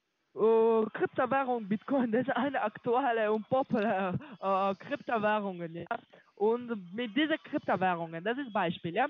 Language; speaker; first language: German; non-native, learner; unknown